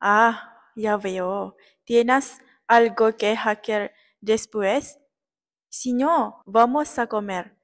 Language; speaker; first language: Spanish; non-native, learner; Malay